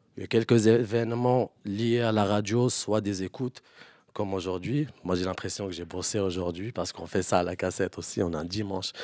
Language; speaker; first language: French; non-native, local second language; Arabic